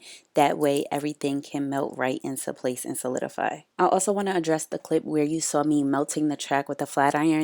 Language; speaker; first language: English; native; English